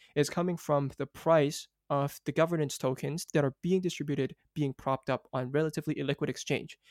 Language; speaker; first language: English; non-native, local second language; Cantonese